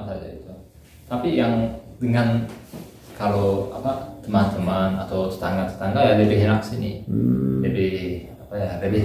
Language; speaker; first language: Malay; non-native, learner; Turkish